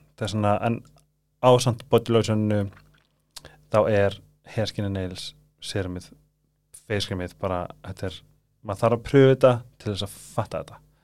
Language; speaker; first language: Icelandic; native; Icelandic